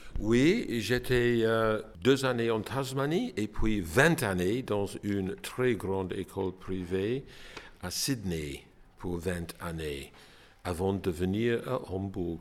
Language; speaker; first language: French; non-native, learner; English